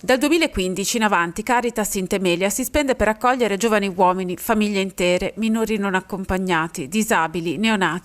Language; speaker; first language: Italian; native; Italian